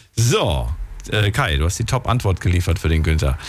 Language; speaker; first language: German; native; German